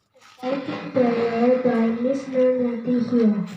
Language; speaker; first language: English; non-native, learner; Indonesian